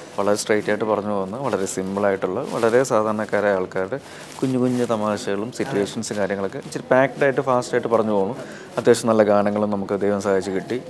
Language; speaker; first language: Malayalam; native; Malayalam